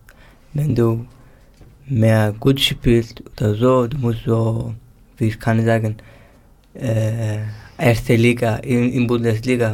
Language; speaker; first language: German; non-native, learner; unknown